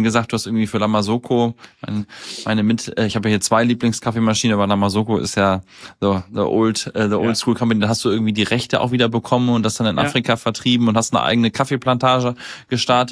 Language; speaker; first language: German; native; German